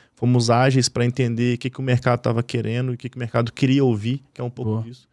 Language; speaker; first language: Portuguese; native; Portuguese